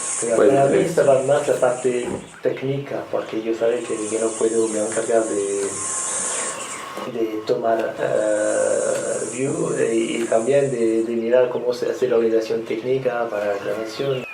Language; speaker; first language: Spanish; non-native, learner; French